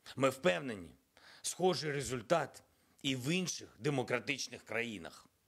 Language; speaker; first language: Ukrainian; non-native, local second language; Russian